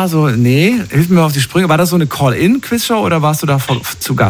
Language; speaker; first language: German; native; German